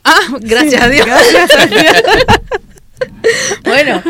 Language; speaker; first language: Spanish; native; Spanish